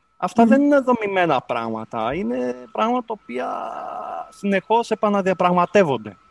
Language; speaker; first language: Greek; native; Greek